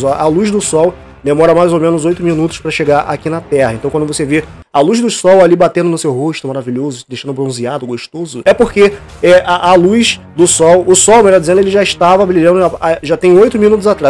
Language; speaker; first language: Portuguese; native; Portuguese